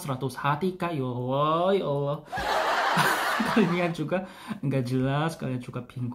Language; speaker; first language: Indonesian; non-native, fluent; Korean